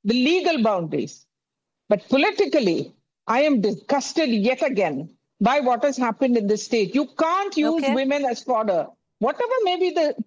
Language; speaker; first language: English; non-native, local second language; Tamil